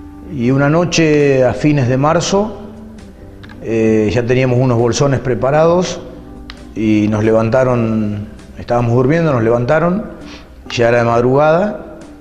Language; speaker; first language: Spanish; native; Spanish